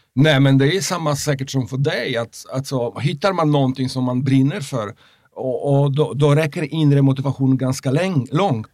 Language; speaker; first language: Swedish; non-native, fluent; Polish